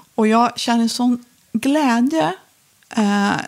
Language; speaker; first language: Swedish; native; Swedish